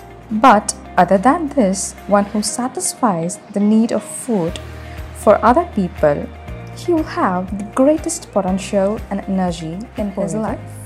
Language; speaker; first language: English; non-native, local second language; Tamil